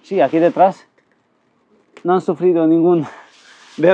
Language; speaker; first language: Spanish; native; Spanish